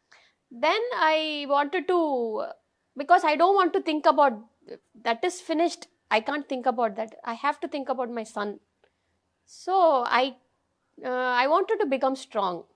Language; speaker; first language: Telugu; non-native, fluent; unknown